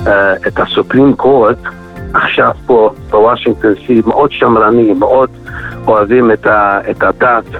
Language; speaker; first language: Hebrew; non-native, fluent; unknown